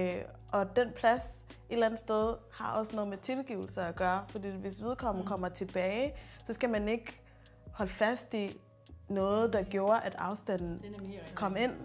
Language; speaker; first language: Danish; native; Danish